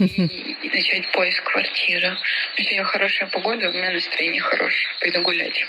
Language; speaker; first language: Russian; native; Russian